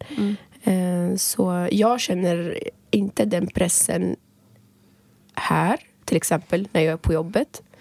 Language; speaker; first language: Swedish; non-native, fluent; Arabic